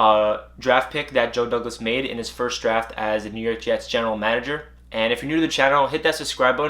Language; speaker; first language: English; native; English